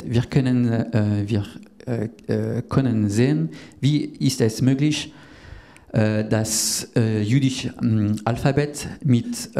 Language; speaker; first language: German; non-native, learner; French